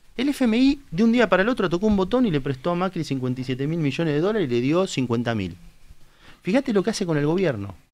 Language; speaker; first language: Spanish; native; Spanish